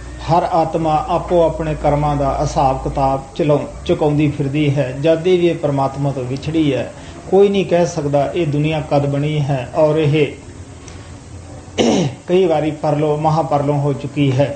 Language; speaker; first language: Punjabi; native; Punjabi